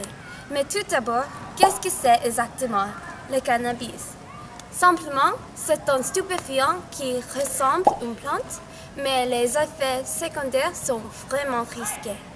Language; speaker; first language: French; non-native, learner; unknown